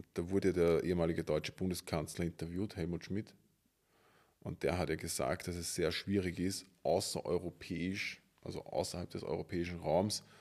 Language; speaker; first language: German; native; German